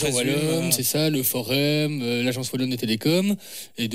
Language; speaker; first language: French; native; French